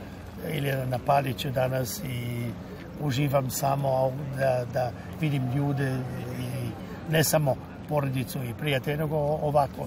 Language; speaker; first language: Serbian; non-native, local second language; Hungarian